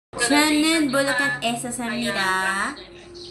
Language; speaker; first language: Korean; non-native, learner; Filipino